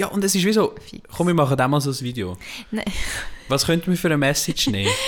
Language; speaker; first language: German; native; German